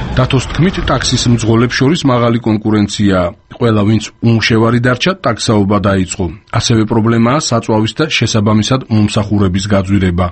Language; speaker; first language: Georgian; native; Georgian